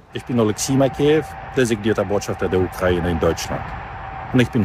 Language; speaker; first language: German; non-native, fluent; Ukrainian